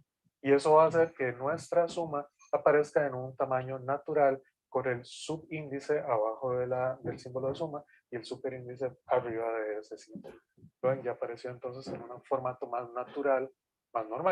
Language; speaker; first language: Spanish; native; Spanish